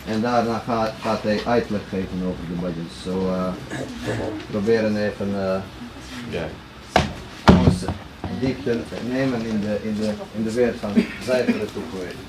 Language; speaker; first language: Dutch; non-native, fluent; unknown